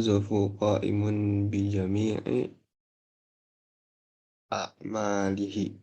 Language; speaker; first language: Arabic; non-native, learner; Indonesian